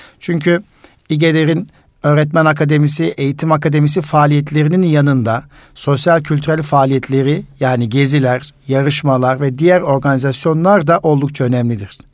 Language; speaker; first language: Turkish; native; Turkish